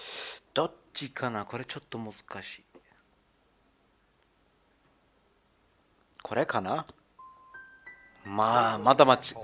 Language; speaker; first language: Japanese; non-native, learner; German